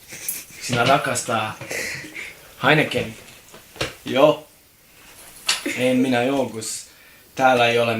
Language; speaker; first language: Finnish; non-native, learner; Estonian